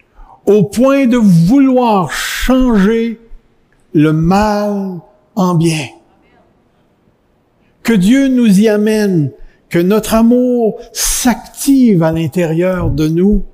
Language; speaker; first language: French; native; French